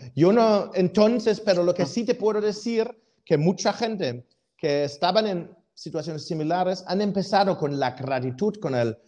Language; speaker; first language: Spanish; non-native, fluent; German